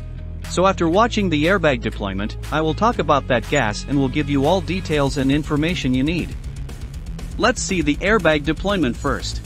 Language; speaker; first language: English; non-native, fluent; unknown